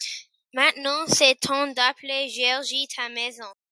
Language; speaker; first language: French; non-native, learner; English